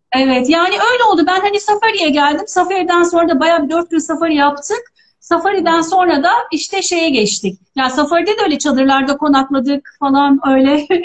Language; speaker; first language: Turkish; early bilingual, heritage; Turkish